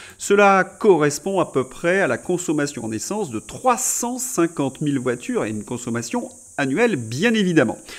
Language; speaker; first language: French; native; French